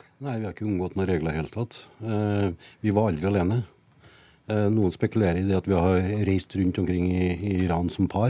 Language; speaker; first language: Norwegian; native; Norwegian